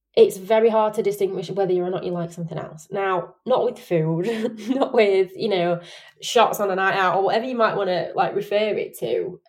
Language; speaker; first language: English; native; English